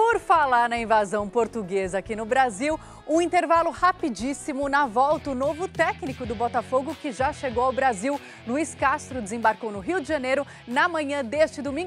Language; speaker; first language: Portuguese; native; Portuguese